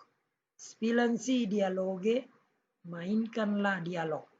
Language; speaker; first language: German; non-native, learner; Indonesian